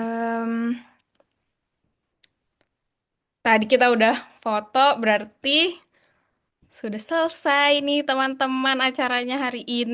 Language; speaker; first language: Indonesian; native; Indonesian